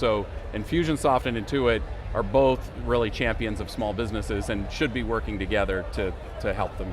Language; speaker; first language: English; native; English